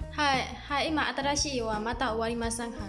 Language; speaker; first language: Japanese; non-native, learner; Burmese